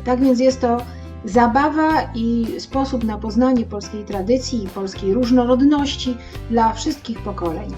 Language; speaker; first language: Polish; native; Polish